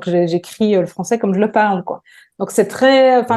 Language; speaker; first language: French; native; French